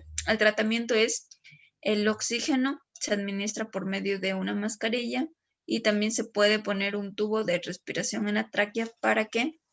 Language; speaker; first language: Spanish; native; Spanish